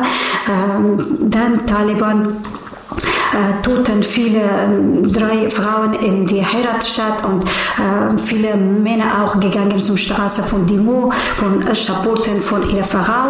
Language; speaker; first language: German; non-native, learner; Persian